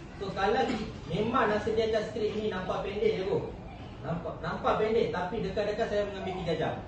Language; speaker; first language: Malay; non-native, local second language; Tamil